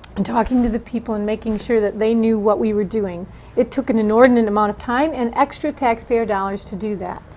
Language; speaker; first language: English; native; English